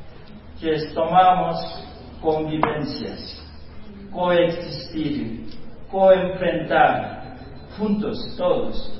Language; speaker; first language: Spanish; non-native, fluent; Korean